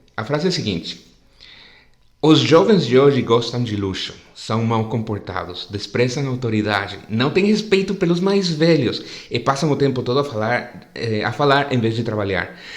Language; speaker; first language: Portuguese; non-native, fluent; Spanish